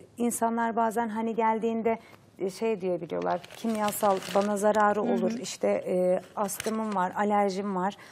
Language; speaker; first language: Turkish; native; Turkish